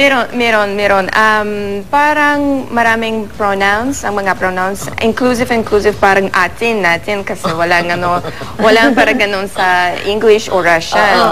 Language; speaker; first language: Filipino; non-native, learner; Russian